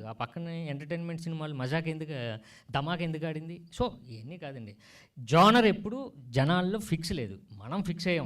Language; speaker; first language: Telugu; native; Telugu